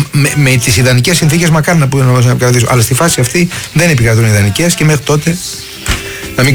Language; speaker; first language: Greek; native; Greek